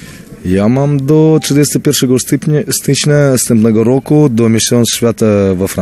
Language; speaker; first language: Polish; non-native, fluent; Russian